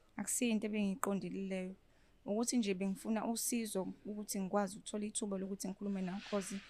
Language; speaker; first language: Zulu; native; Zulu